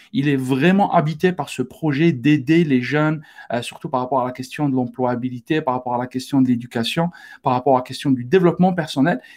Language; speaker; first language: French; non-native, local second language; Arabic